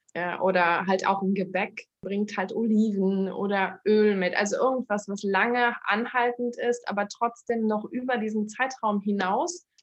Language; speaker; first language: German; early bilingual, other home language; Turkish